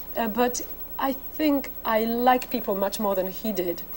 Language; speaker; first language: English; non-native, fluent; Polish